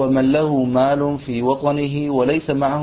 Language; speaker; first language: Arabic; native; Arabic